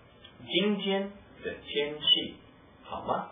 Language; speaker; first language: Chinese; early bilingual, heritage; English